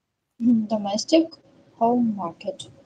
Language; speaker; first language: English; non-native, learner; Russian